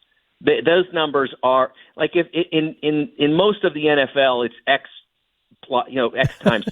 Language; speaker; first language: English; native; English